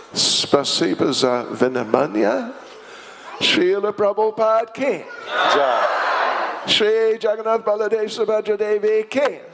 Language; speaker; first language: Russian; non-native, learner; English